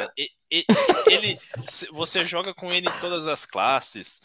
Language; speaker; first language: Portuguese; native; Portuguese